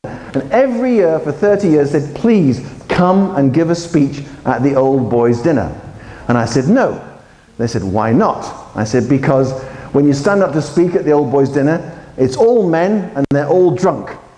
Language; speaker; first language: English; native; English